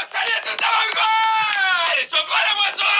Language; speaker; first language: French; native; French